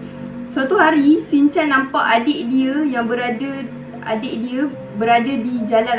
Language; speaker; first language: Malay; native; Malay